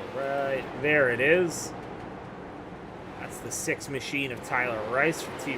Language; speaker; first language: English; native; English